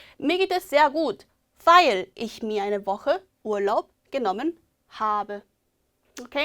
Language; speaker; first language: German; non-native, fluent; Korean